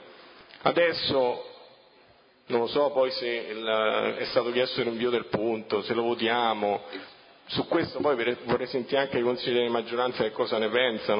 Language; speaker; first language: Italian; native; Italian